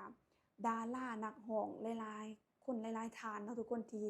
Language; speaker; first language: Thai; non-native, local second language; Lao